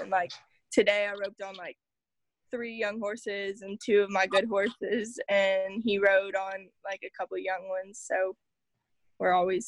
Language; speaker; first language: English; native; English